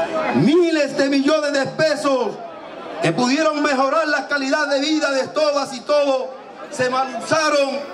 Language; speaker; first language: Spanish; native; Spanish